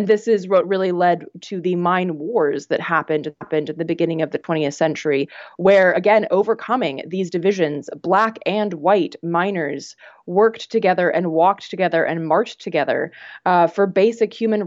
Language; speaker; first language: English; native; English